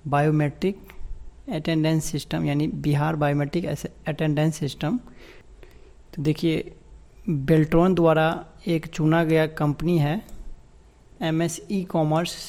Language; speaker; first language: Hindi; native; Hindi